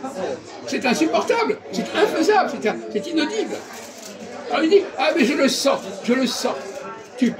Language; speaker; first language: French; native; French